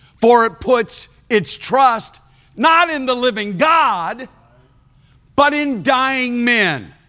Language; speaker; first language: English; native; English